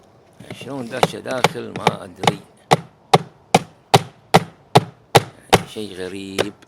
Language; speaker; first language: Arabic; native; Arabic